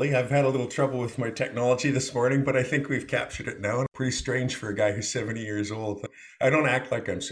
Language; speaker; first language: English; native; English